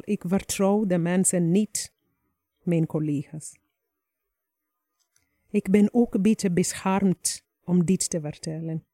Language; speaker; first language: Dutch; non-native, fluent; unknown